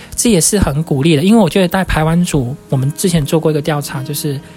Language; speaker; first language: Chinese; native; Chinese